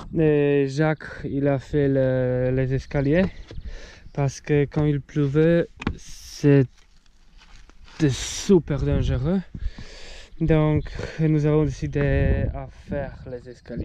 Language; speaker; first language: French; non-native, fluent; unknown